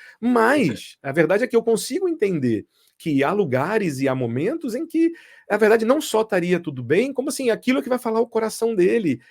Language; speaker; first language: Portuguese; native; Portuguese